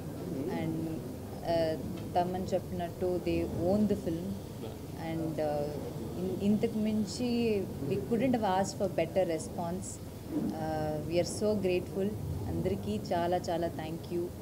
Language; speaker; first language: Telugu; non-native, local second language; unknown